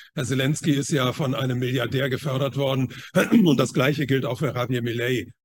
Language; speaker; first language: German; non-native, fluent; Chinese